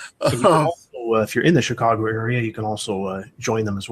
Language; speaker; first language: English; native; English